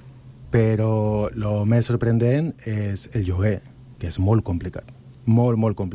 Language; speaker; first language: Catalan; non-native, learner; Spanish